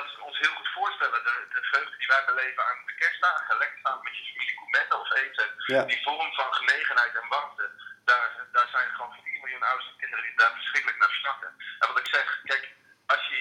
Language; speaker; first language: Dutch; native; Dutch